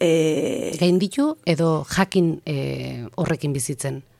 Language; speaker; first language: Basque; native; Basque